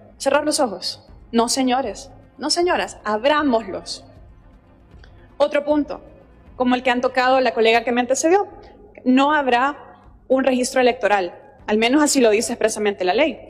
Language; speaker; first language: Spanish; native; Spanish